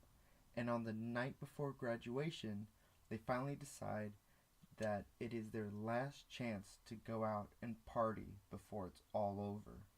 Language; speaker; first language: English; native; English